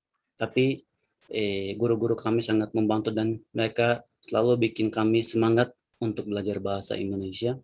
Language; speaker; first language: Indonesian; non-native, learner; Turkish